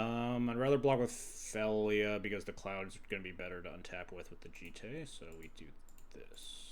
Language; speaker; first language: English; native; English